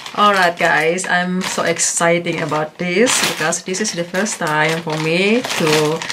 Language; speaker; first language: English; non-native, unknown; Indonesian